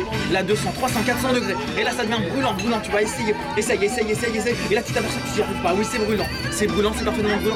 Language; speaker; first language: French; native; French